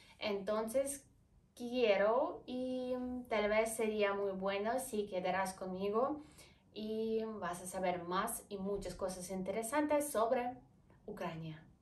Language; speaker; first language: Spanish; non-native, fluent; Ukrainian